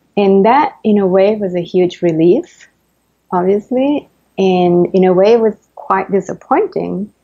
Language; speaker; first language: English; non-native, fluent; Italian